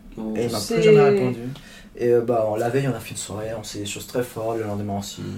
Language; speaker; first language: French; non-native, fluent; Spanish